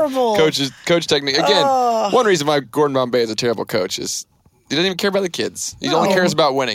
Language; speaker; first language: English; native; English